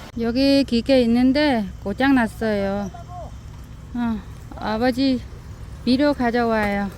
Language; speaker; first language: Korean; non-native, learner; Vietnamese